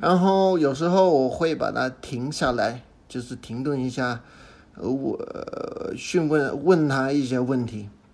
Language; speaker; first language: Chinese; non-native, fluent; English